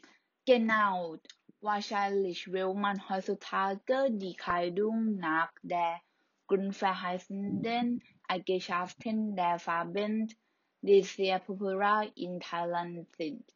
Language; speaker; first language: German; non-native, learner; Thai